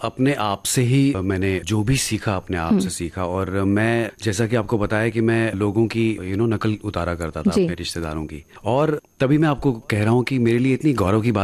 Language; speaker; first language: Hindi; native; Hindi